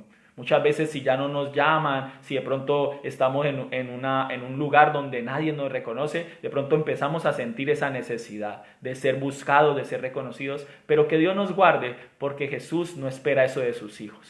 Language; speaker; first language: Spanish; native; Spanish